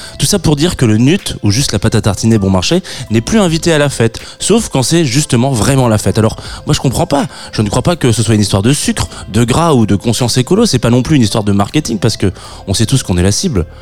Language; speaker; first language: French; native; French